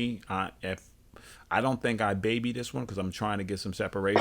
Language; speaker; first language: English; native; English